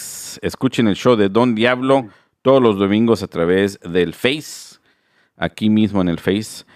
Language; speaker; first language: Spanish; early bilingual, heritage; Spanish